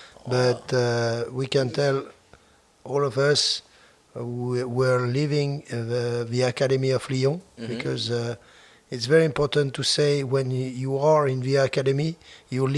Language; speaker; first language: English; non-native, fluent; French